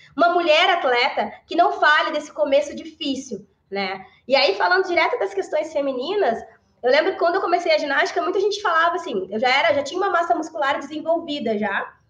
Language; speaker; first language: Portuguese; native; Portuguese